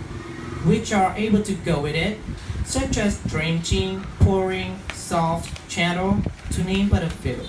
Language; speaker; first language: English; non-native, fluent; Vietnamese